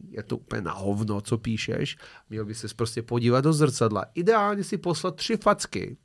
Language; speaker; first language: Czech; non-native, fluent; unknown